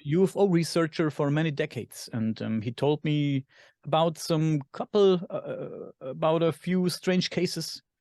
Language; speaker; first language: English; non-native, fluent; German